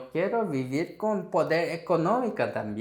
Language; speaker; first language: Spanish; non-native, fluent; Korean